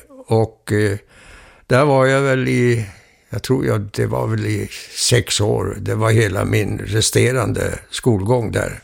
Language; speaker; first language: Swedish; early bilingual, heritage; Danish